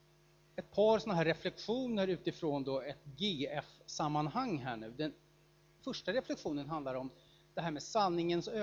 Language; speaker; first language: Swedish; native; Swedish